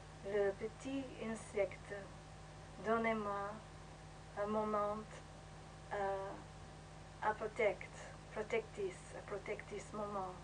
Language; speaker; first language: French; non-native, learner; English